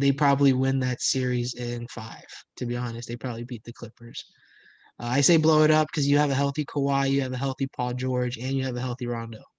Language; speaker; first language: English; native; English